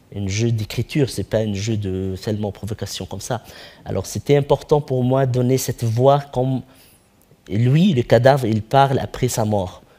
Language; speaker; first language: French; non-native, local second language; Arabic